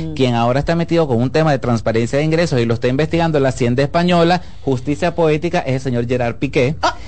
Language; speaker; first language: Spanish; native; Spanish